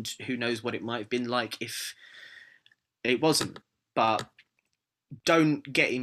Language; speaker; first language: English; native; English